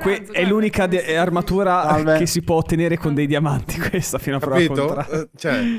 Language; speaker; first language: Italian; native; Italian